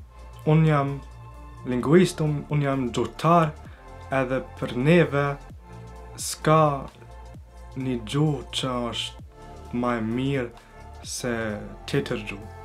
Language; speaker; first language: Albanian; early bilingual, heritage; Albanian